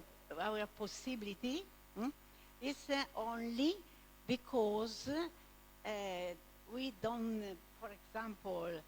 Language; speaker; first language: English; non-native, learner; Italian